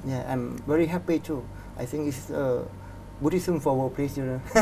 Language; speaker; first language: English; non-native, learner; Thai